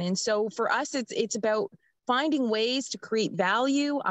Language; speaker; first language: English; native; English